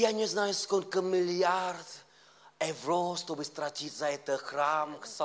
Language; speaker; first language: Russian; non-native, learner; Vietnamese